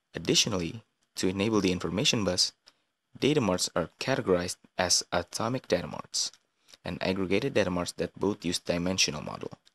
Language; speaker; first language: English; non-native, fluent; Indonesian